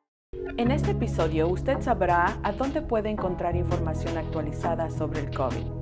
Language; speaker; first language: Spanish; native; Spanish